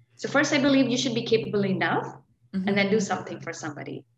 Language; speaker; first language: English; non-native, local second language; Hindi